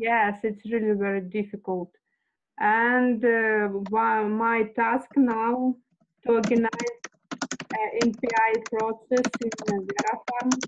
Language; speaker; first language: English; non-native, learner; Russian